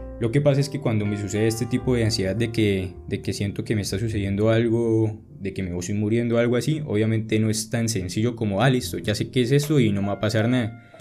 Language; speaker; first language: Spanish; native; Spanish